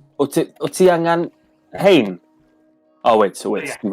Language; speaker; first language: Welsh; native; Welsh